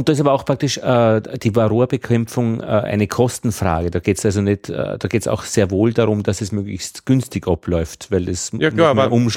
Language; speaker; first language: German; native; German